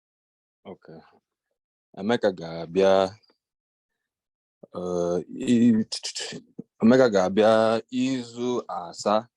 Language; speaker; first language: Igbo; non-native, learner; English